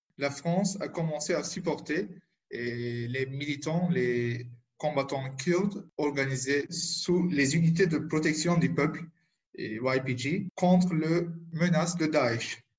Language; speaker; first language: French; non-native, fluent; Turkish